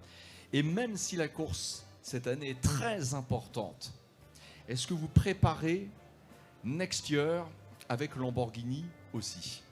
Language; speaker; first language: French; native; French